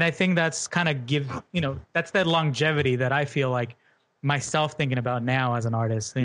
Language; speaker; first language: English; native; English